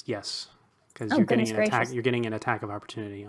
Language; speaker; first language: English; native; English